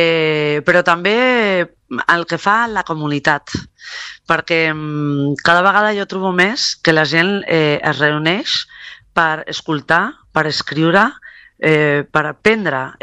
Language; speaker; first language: Catalan; non-native, local second language; Spanish